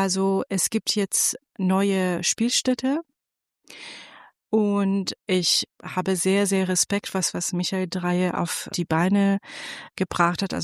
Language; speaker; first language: German; non-native, fluent; Persian